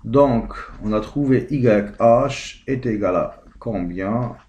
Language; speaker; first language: French; non-native, local second language; Arabic